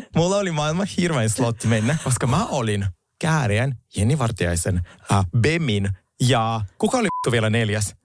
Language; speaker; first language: Finnish; non-native, fluent; Russian